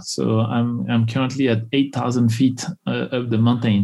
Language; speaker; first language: English; non-native, fluent; French